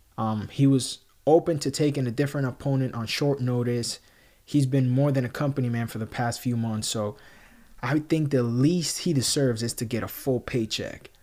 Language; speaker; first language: English; non-native, local second language; Spanish